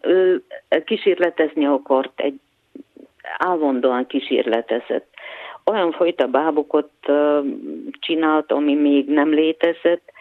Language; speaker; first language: Hungarian; non-native, fluent; Bulgarian